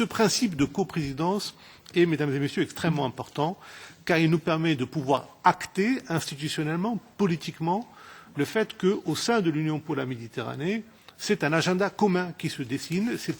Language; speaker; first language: French; non-native, local second language; Arabic